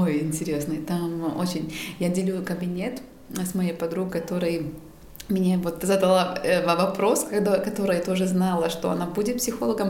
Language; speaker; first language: Russian; non-native, local second language; Latvian